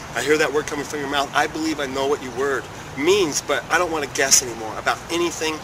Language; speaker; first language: English; native; English